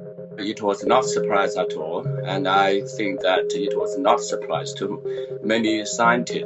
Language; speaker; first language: English; non-native, fluent; Chinese